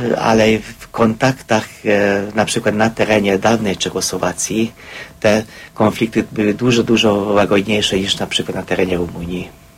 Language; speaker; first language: Polish; non-native, fluent; Hungarian